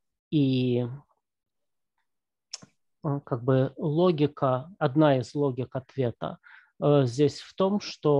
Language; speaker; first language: Russian; native; Russian